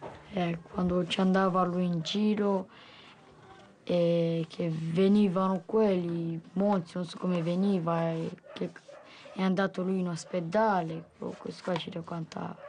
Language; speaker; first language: Italian; early bilingual, other home language; Romanian